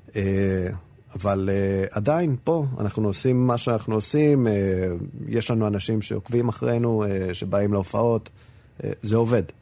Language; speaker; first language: Hebrew; non-native, fluent; Spanish